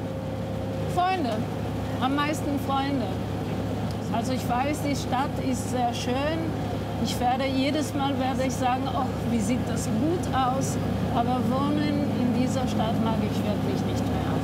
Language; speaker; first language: German; non-native, fluent; Italian